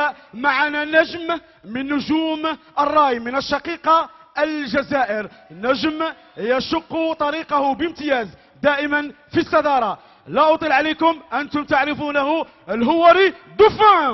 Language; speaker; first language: Arabic; native; Arabic